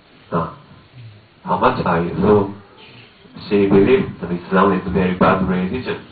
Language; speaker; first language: English; non-native, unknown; Japanese